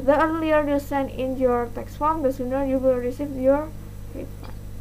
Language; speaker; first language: English; non-native, fluent; Indonesian